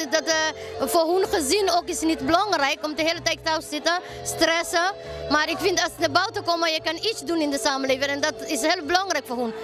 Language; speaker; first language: Dutch; non-native, learner; Somali